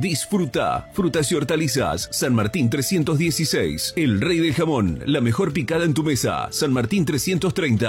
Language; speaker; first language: Spanish; native; Spanish